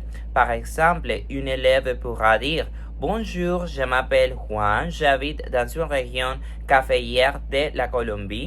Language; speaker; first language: French; non-native, fluent; Spanish